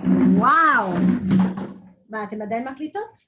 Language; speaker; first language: Hebrew; early bilingual, other home language; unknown